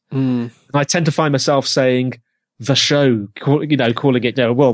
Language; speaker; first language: English; native; English